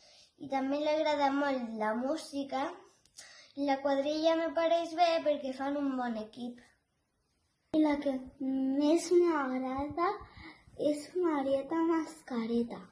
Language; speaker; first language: Catalan; non-native, local second language; Spanish